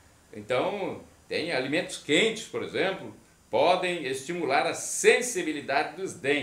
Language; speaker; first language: Portuguese; native; Portuguese